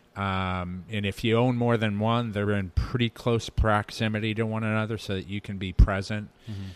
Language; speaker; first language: English; native; English